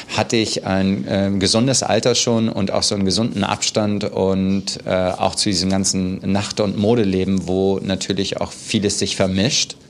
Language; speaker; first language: German; native; German